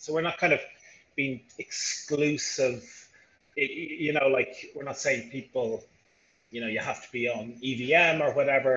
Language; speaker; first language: English; native; English